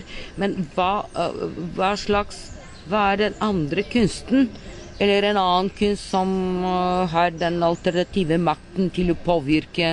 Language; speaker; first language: Norwegian; non-native, fluent; Bulgarian